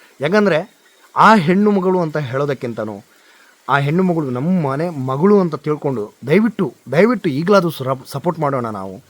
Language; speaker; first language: Kannada; non-native, local second language; Konkani